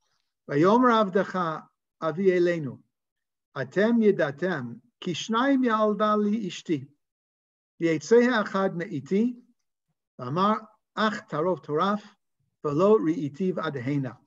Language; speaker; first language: Hebrew; non-native, fluent; English